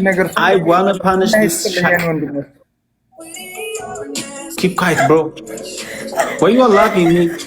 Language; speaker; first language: English; non-native, fluent; Amharic